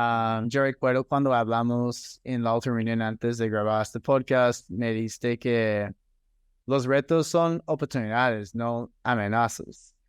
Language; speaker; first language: Spanish; non-native, fluent; English